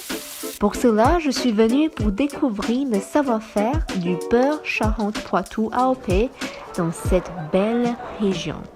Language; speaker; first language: French; non-native, fluent; Chinese